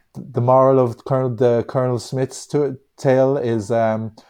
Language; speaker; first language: English; native; English